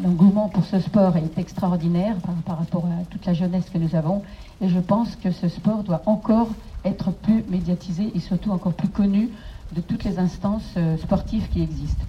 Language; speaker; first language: French; native; French